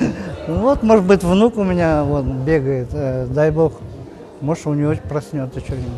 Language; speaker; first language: Russian; native; Russian